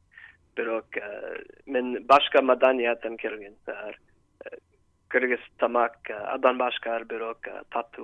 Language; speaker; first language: Kyrgyz; non-native, learner; English